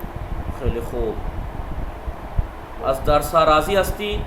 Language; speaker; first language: Persian; non-native, fluent; Urdu